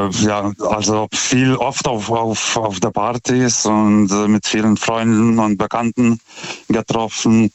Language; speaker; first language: German; non-native, fluent; Lithuanian